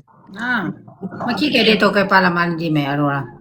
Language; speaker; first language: Italian; non-native, learner; Albanian